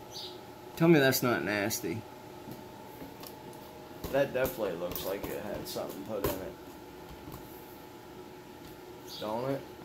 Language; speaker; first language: English; native; English